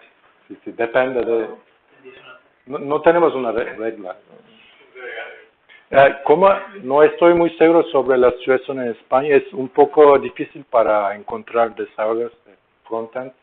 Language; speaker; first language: Spanish; non-native, learner; Turkish